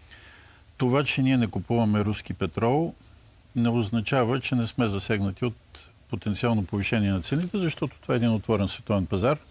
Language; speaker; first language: Bulgarian; native; Bulgarian